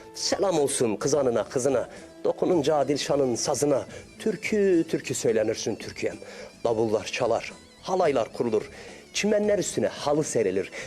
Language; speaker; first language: Turkish; early bilingual, heritage; Arabic